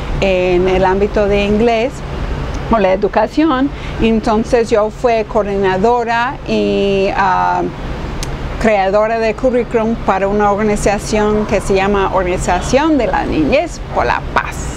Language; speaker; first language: Spanish; non-native, fluent; English